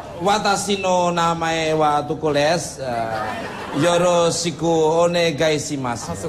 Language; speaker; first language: Indonesian; native; Indonesian